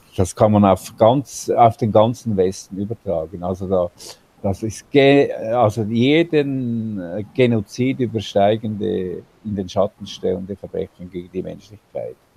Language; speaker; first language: German; native; German